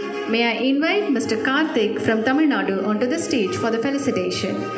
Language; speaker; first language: English; non-native, local second language; Tamil